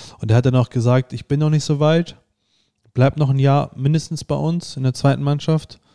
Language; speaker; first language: German; native; German